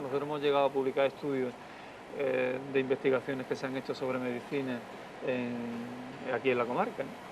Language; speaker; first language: Spanish; native; Spanish